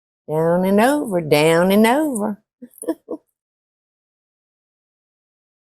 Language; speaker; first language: English; native; English